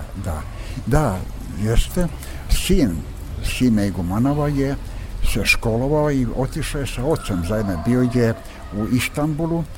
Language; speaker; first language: Serbian; native; Serbian